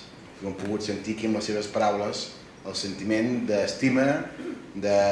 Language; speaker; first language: Catalan; native; Catalan